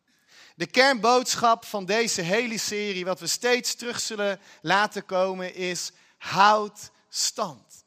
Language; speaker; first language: Dutch; native; Dutch